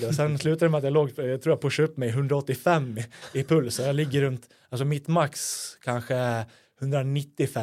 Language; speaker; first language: Swedish; native; Swedish